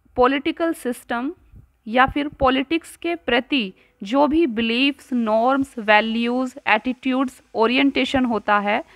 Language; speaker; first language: Hindi; native; Hindi